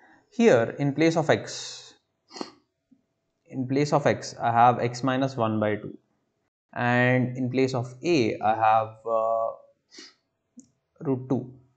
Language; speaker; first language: English; non-native, local second language; Telugu